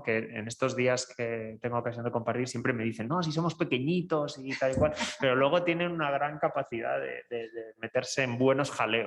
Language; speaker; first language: Spanish; native; Spanish